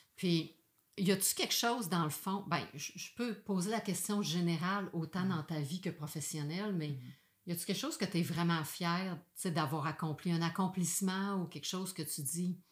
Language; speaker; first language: French; native; French